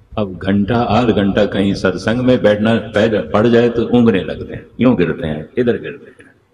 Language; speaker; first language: Hindi; non-native, local second language; Punjabi